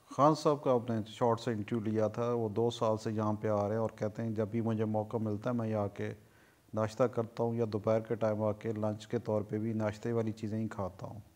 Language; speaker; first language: Urdu; native; Urdu